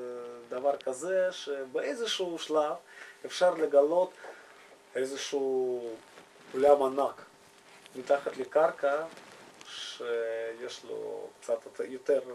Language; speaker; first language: Hebrew; non-native, fluent; Russian